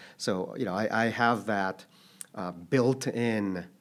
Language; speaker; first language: English; early bilingual, other home language; Korean